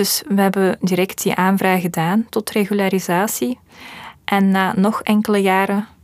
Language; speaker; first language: Dutch; early bilingual, other home language; Russian